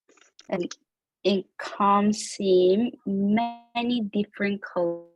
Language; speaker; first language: English; non-native, learner; Korean